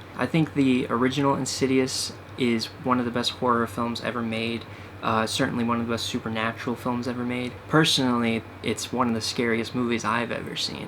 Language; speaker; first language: English; native; English